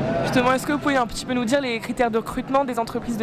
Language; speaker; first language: French; native; French